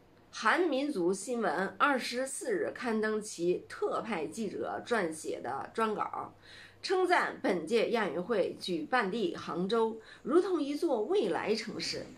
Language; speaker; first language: Chinese; native; Chinese